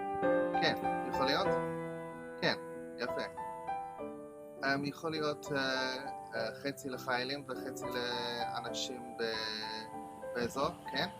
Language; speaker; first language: Hebrew; non-native, learner; English